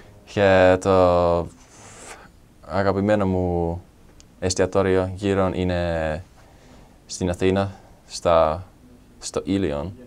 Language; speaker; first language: Greek; non-native, fluent; English